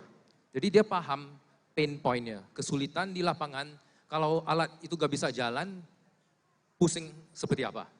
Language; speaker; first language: Indonesian; non-native, fluent; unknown